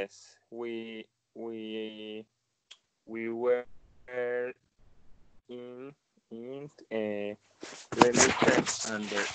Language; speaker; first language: English; non-native, learner; Spanish